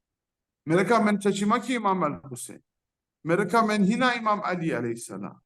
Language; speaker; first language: Indonesian; non-native, fluent; Persian